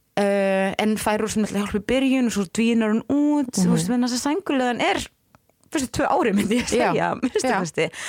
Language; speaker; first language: Icelandic; non-native, fluent; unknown